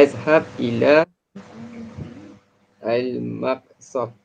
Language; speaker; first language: Arabic; non-native, learner; Malay